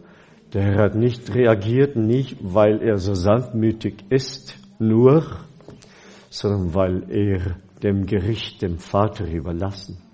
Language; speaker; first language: German; non-native, fluent; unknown